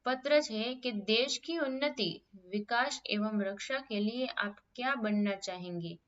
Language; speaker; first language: Hindi; non-native, local second language; Gujarati